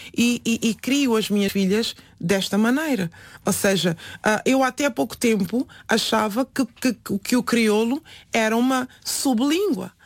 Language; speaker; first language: Portuguese; non-native, local second language; Upper Guinea Crioulo